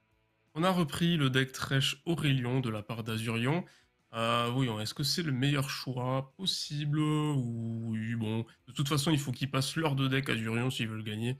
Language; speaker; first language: French; native; French